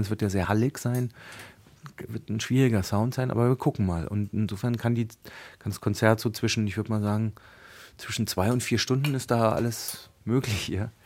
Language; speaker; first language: German; native; German